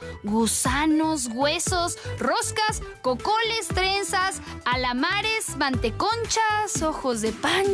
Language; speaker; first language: Spanish; native; Spanish